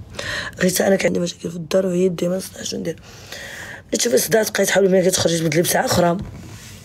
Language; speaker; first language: Arabic; native; Arabic